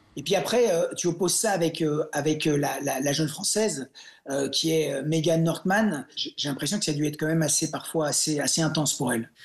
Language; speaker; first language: French; native; French